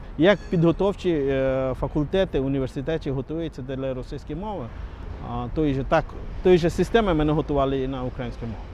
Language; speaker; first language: Ukrainian; non-native, fluent; Bangla